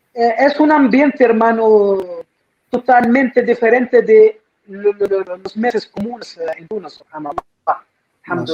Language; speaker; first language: Spanish; non-native, fluent; Arabic